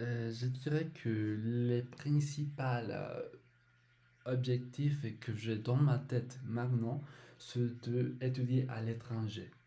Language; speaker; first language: French; non-native, learner; Spanish